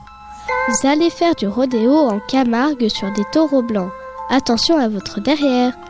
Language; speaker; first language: French; native; French